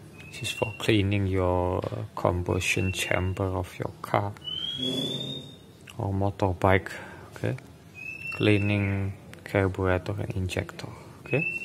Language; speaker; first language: English; non-native, learner; Indonesian